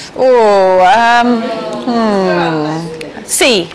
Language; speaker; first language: English; native; English